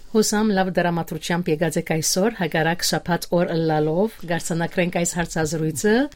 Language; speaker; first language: Armenian; native; Armenian